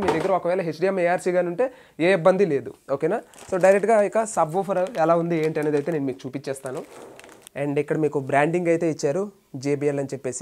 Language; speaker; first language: Telugu; native; Telugu